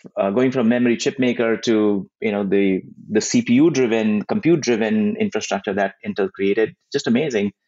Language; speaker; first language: English; non-native, local second language; Hindi